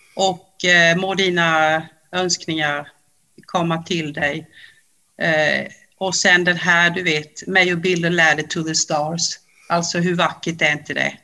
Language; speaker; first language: Swedish; native; Swedish